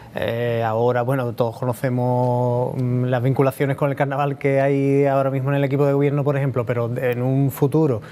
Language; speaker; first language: Spanish; native; Spanish